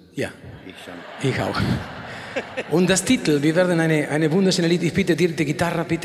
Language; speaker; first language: German; non-native, learner; Spanish